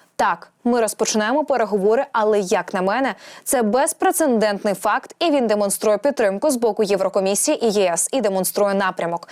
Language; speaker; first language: Ukrainian; native; Ukrainian